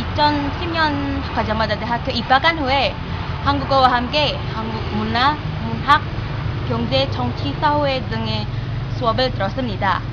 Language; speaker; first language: Korean; non-native, learner; Indonesian